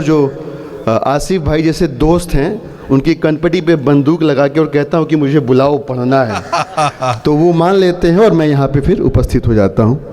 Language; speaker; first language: Hindi; non-native, local second language; Bhojpuri